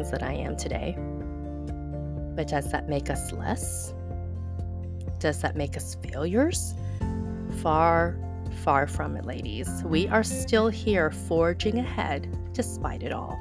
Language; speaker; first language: English; early bilingual, other home language; Chinese